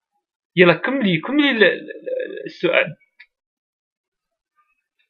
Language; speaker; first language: Arabic; native; Arabic